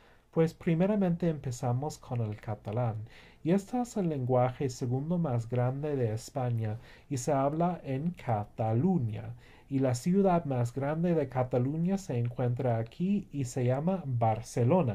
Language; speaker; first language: Spanish; non-native, fluent; English